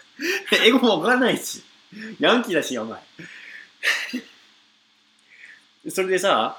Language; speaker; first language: Japanese; non-native, fluent; English